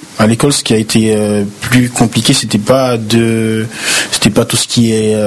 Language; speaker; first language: French; early bilingual, other home language; Haitian Creole